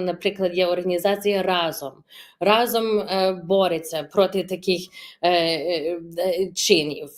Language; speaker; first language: Ukrainian; early bilingual, heritage; Ukrainian